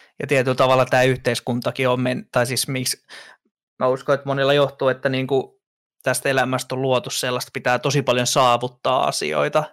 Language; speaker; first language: Finnish; native; Finnish